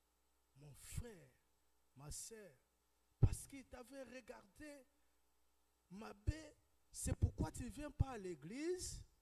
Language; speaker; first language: French; non-native, local second language; Lingala